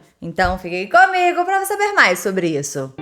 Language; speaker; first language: Portuguese; native; Portuguese